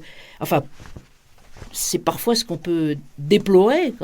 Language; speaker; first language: French; native; French